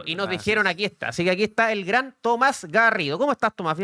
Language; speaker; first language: Spanish; native; Spanish